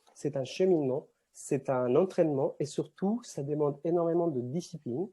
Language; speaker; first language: French; non-native, fluent; Spanish